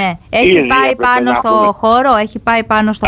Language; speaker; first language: Greek; native; Greek